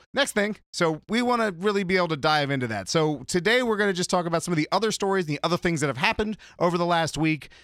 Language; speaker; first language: English; native; English